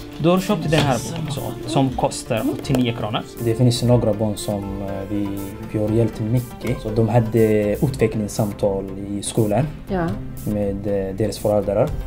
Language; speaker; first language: Swedish; non-native, learner; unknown